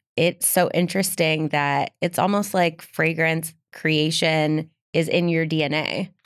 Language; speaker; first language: English; native; English